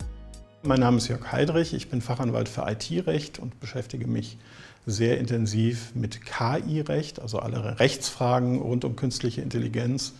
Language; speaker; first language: German; native; German